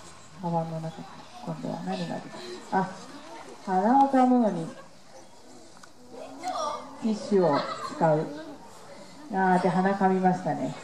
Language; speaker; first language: Japanese; native; Japanese